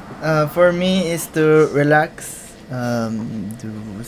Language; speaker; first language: English; non-native, local second language; Cebuano